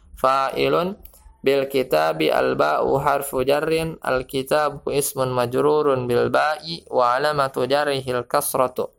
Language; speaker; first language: Arabic; non-native, fluent; Indonesian